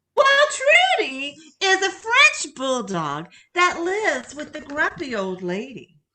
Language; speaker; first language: English; native; English